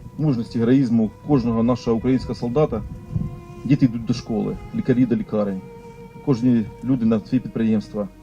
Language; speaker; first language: Ukrainian; native; Ukrainian